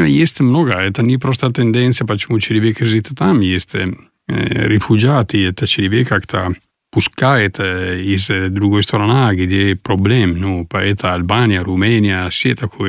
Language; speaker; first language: Russian; non-native, learner; Italian